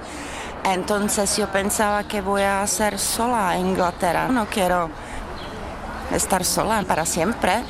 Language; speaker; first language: Spanish; non-native, learner; Czech